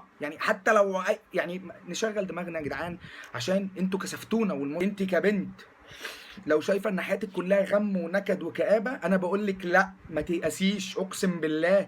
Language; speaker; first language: Arabic; native; Arabic